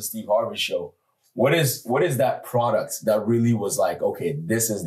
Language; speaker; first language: English; non-native, local second language; Akan